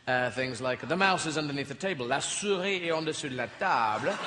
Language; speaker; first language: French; non-native, learner; English